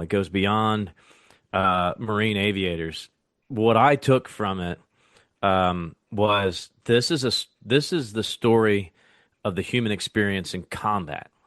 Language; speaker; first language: English; native; English